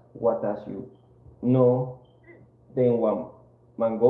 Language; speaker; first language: Japanese; non-native, learner; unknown